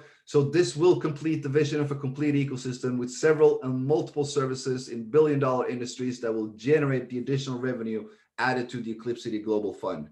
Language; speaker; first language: English; non-native, fluent; Swedish